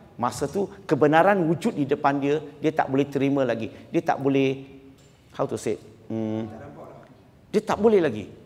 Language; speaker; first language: Malay; non-native, local second language; Chinese